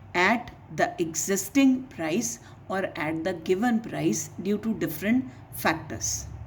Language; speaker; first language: English; non-native, local second language; Punjabi